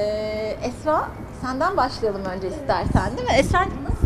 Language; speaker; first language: Turkish; native; Turkish